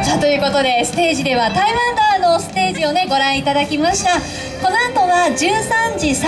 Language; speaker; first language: Japanese; native; Japanese